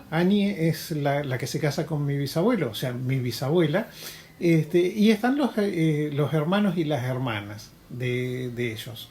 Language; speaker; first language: Spanish; native; Spanish